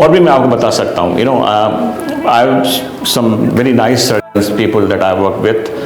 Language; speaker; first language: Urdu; non-native, local second language; Sindhi